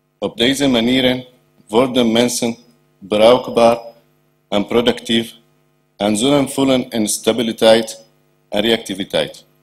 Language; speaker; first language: Dutch; non-native, learner; Arabic